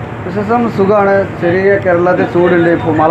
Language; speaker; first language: Malayalam; non-native, fluent; Nepali